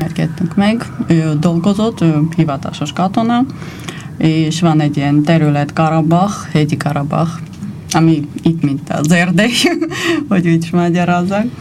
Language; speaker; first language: Hungarian; non-native, fluent; Armenian